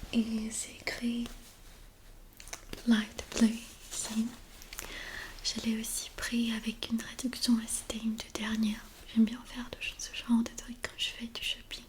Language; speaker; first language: French; non-native, fluent; Armenian